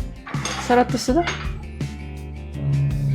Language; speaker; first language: Russian; non-native, learner; Japanese